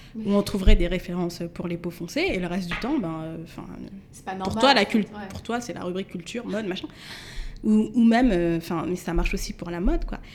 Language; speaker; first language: French; native; French